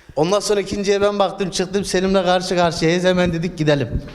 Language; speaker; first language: Turkish; native; Turkish